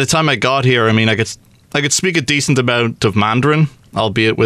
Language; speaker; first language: English; native; English